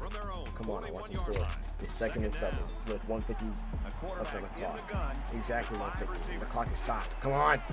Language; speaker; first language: English; native; English